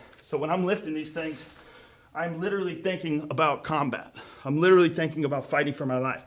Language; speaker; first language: English; native; English